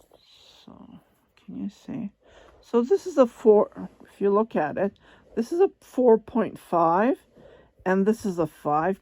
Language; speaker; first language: English; non-native, fluent; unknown